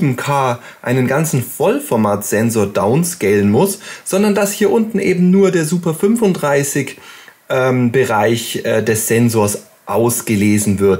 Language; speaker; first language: German; native; German